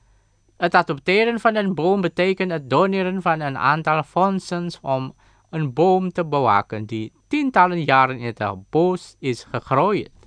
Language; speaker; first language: Dutch; non-native, learner; Indonesian